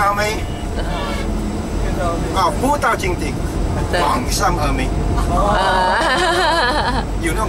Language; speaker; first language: Chinese; native; Chinese